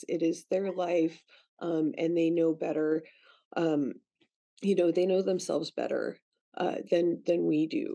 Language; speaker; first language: English; native; English